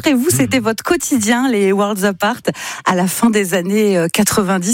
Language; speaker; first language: French; native; French